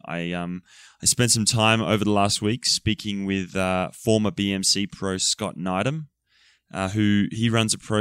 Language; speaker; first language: English; native; English